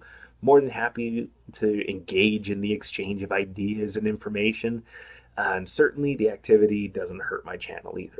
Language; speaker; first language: English; native; English